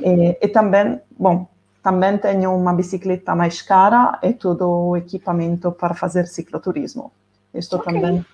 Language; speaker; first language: Portuguese; non-native, fluent; Italian